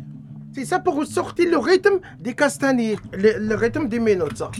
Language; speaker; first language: French; non-native, learner; Arabic